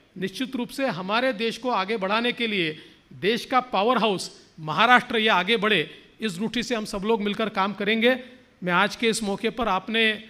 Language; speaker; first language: Hindi; non-native, local second language; Marathi